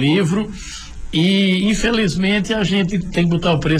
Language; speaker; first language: Portuguese; native; Portuguese